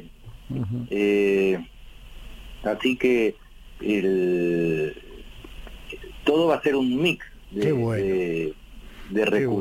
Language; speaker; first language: Spanish; native; Spanish